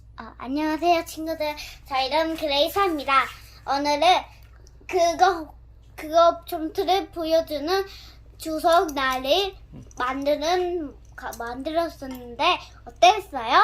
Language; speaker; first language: Korean; early bilingual, other home language; Telugu